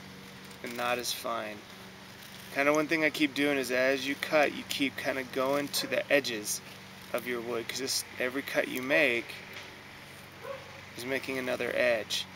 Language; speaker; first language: English; native; English